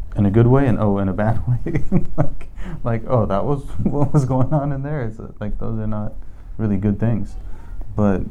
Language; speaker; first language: English; native; English